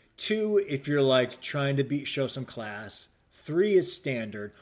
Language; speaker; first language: English; native; English